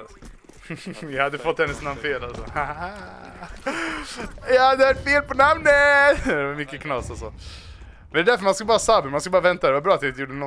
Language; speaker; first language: Swedish; native; Swedish